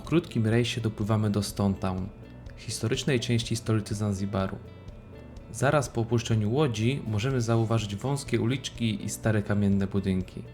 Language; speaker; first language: Polish; native; Polish